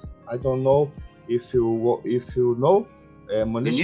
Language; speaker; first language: English; non-native, learner; Portuguese